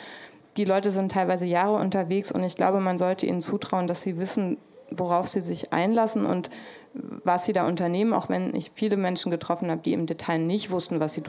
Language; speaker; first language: German; native; German